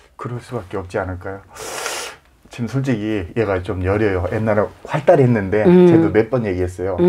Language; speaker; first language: Korean; native; Korean